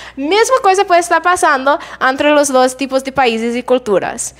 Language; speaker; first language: Spanish; non-native, fluent; English